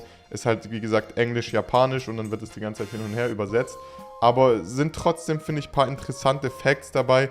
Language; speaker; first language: German; native; German